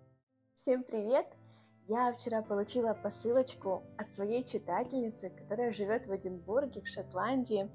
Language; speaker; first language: Russian; native; Russian